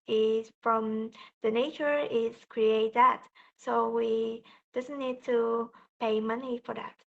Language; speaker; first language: English; non-native, learner; Vietnamese